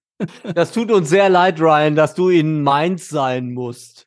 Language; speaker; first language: German; native; German